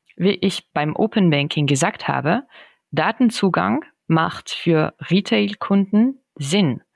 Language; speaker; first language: German; non-native, fluent; French